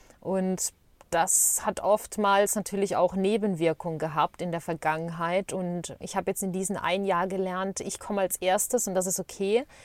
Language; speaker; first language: German; early bilingual, other home language; Bosnian